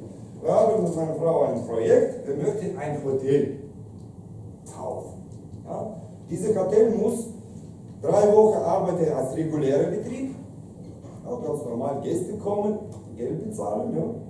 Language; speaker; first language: German; non-native, fluent; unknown